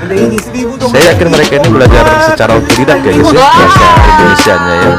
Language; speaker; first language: Indonesian; native; Indonesian